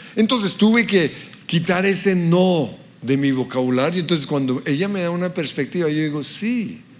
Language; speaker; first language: Spanish; early bilingual, other home language; English